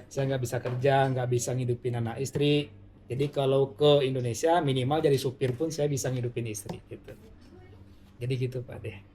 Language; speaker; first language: Indonesian; non-native, local second language; Minangkabau